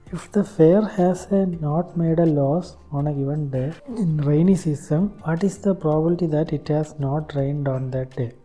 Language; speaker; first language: English; non-native, local second language; Malayalam